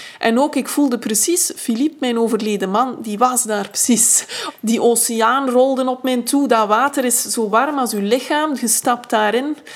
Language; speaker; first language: Dutch; native; Dutch